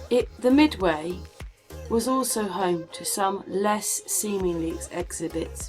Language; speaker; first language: English; native; English